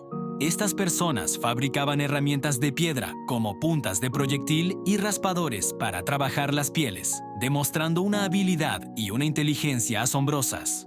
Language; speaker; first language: Spanish; native; Spanish